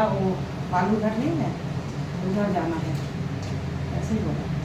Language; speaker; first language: Hindi; non-native, local second language; Bangla